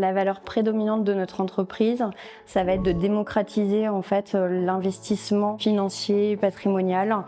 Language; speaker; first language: French; native; French